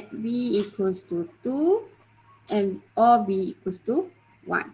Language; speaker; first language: English; non-native, local second language; Malay